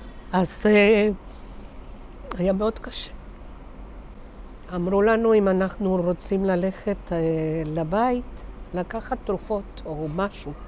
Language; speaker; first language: Hebrew; non-native, fluent; Spanish